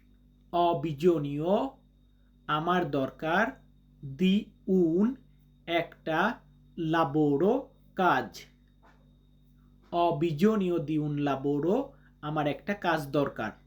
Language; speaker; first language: Italian; non-native, learner; Bangla